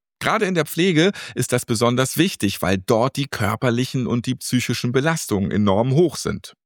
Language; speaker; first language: German; native; German